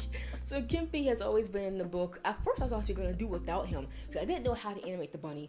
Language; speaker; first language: English; native; English